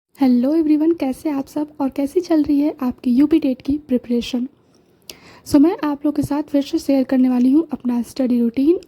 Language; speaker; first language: Hindi; native; Hindi